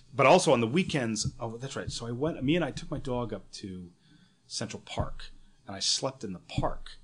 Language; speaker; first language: English; native; English